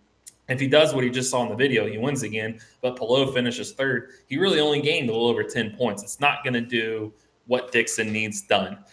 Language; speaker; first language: English; native; English